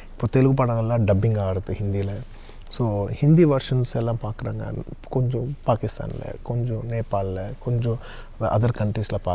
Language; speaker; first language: Tamil; non-native, local second language; Telugu